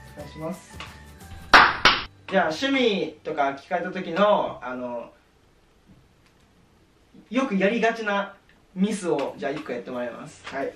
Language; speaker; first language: Japanese; native; Japanese